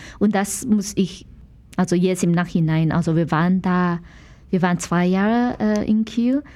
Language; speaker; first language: German; non-native, fluent; Chinese